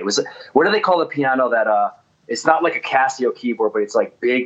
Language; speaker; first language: English; native; English